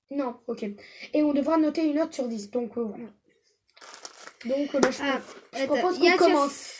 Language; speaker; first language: French; native; French